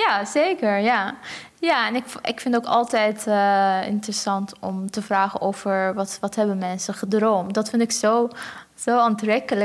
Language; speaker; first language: Dutch; non-native, fluent; Persian